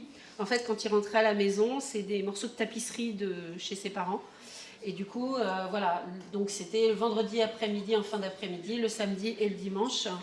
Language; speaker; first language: French; native; French